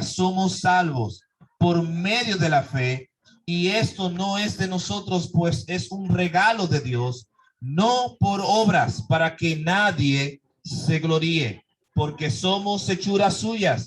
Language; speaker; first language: Spanish; native; Spanish